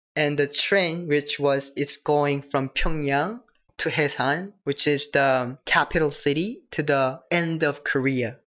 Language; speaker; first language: English; non-native, learner; Korean